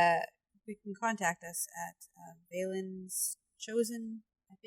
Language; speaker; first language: English; native; English